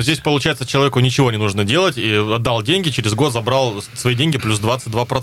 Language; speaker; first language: Russian; native; Russian